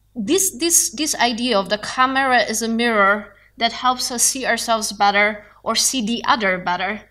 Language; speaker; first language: English; non-native, fluent; Macedonian